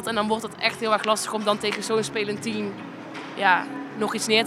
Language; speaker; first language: Dutch; native; Dutch